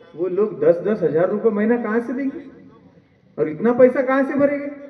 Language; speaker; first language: Hindi; non-native, local second language; Marathi